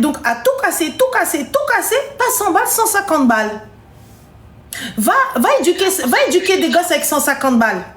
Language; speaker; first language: French; native; French